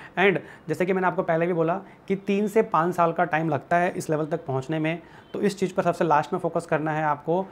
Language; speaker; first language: Hindi; native; Hindi